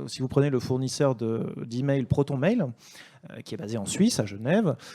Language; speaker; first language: French; native; French